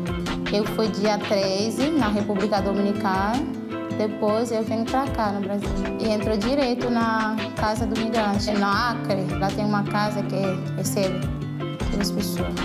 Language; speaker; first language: Portuguese; non-native, learner; Haitian Creole